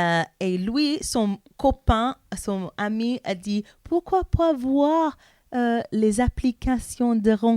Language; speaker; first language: French; non-native, learner; English